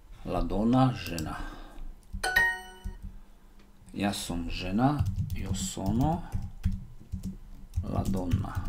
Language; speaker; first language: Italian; non-native, learner; Slovak